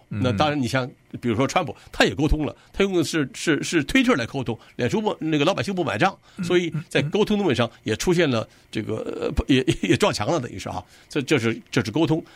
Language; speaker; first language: Chinese; native; Chinese